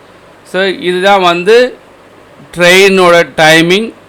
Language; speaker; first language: Tamil; native; Tamil